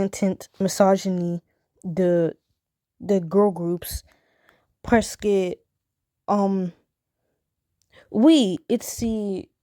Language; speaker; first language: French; non-native, learner; English